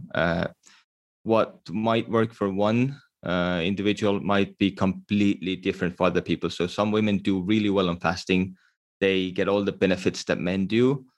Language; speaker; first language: English; non-native, fluent; Estonian